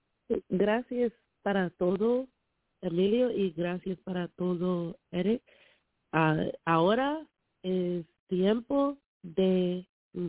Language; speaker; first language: Spanish; non-native, learner; English